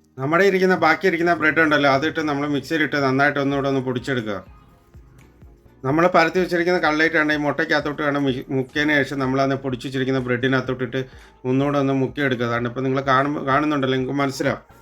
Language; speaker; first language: Malayalam; native; Malayalam